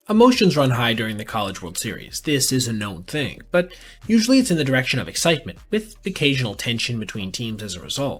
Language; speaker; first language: English; native; English